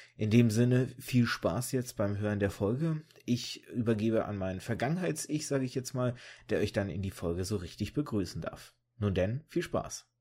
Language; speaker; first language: German; early bilingual, other home language; Russian